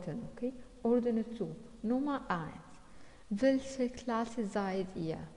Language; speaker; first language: German; non-native, fluent; Arabic